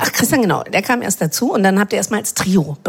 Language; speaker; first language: German; native; German